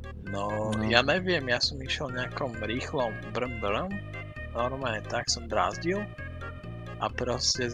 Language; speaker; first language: Slovak; native; Slovak